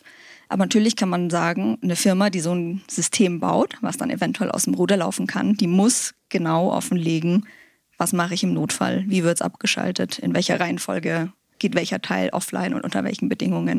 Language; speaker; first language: German; native; German